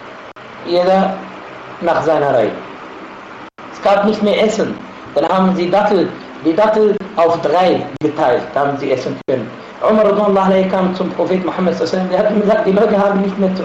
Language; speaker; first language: German; non-native, fluent; Arabic